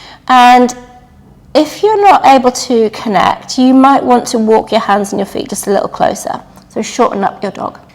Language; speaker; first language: English; native; English